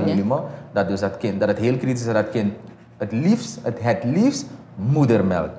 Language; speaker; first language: Dutch; native; Dutch